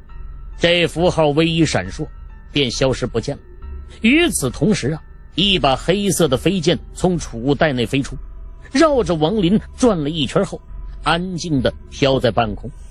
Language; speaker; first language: Chinese; native; Chinese